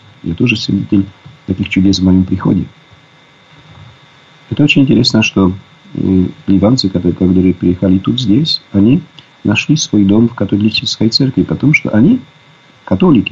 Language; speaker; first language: Russian; non-native, fluent; Polish